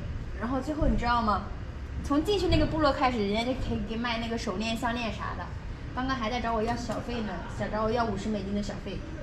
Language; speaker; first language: Chinese; native; Chinese